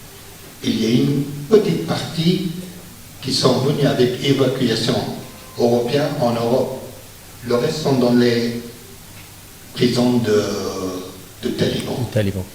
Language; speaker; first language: French; non-native, fluent; Persian